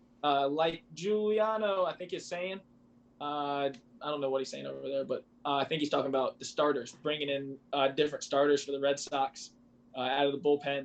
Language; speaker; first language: English; native; English